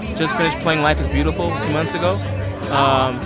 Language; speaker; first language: English; native; English